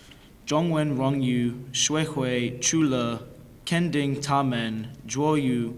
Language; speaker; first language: Chinese; non-native, learner; English